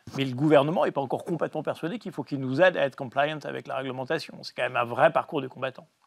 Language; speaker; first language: French; native; French